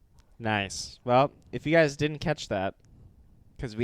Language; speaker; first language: English; native; English